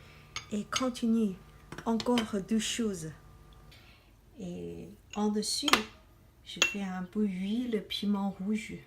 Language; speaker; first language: French; non-native, learner; Chinese